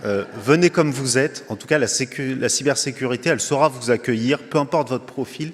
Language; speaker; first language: French; native; French